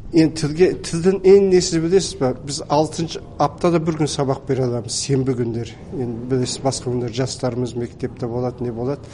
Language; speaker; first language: Kazakh; early bilingual, heritage; Kazakh